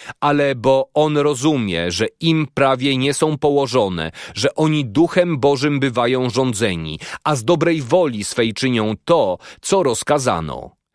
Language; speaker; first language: Polish; native; Polish